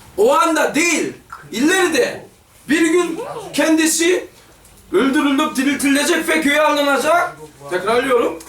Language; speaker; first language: Turkish; non-native, fluent; Korean